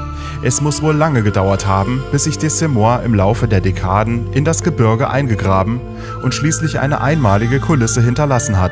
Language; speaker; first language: German; native; German